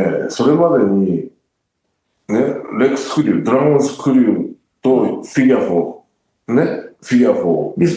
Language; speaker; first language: Japanese; native; Japanese